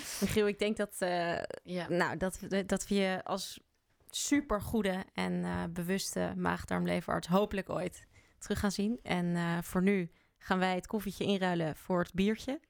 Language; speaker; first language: Dutch; native; Dutch